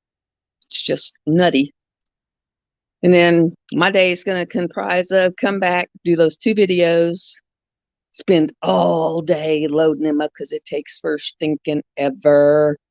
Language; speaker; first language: English; native; English